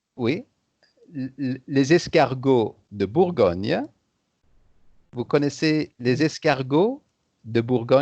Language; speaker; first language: French; native; French